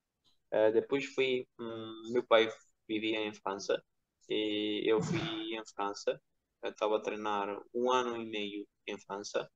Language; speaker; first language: Portuguese; non-native, fluent; Georgian